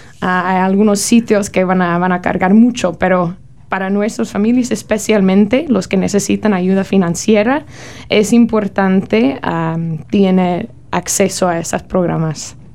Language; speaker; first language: Spanish; non-native, learner; English